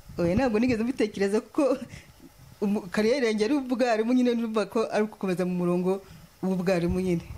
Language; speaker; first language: Kinyarwanda; native; Kinyarwanda